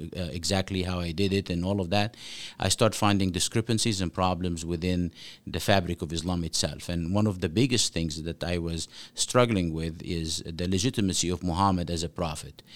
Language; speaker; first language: English; non-native, fluent; Arabic